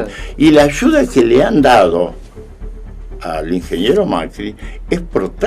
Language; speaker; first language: Spanish; native; Spanish